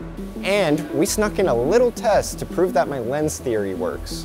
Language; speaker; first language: English; native; English